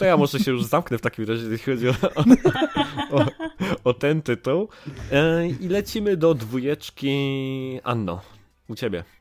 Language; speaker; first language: Polish; native; Polish